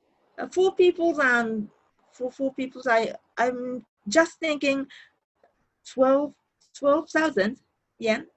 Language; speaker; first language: English; non-native, learner; Japanese